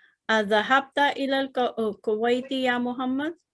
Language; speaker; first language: Arabic; non-native, fluent; Urdu